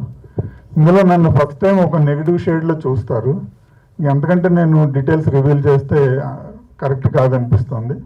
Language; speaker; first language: Telugu; native; Telugu